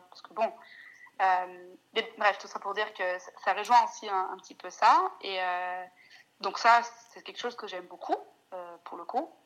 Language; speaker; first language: French; non-native, fluent; Italian